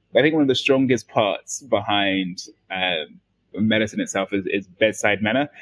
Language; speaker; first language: English; native; English